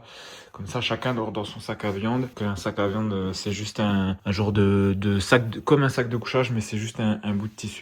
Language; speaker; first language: French; native; French